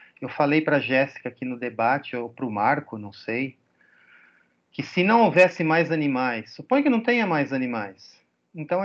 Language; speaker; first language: Portuguese; native; Portuguese